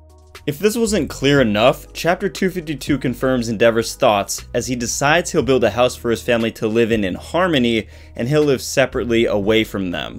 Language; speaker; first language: English; native; English